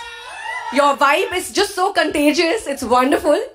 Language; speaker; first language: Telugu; non-native, fluent; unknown